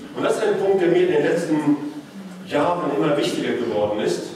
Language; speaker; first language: German; non-native, fluent; Norwegian